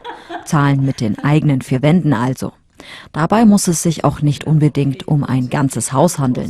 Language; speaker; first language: German; native; German